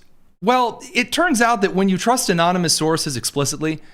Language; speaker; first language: English; native; English